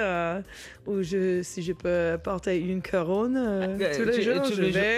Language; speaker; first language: French; non-native, learner; English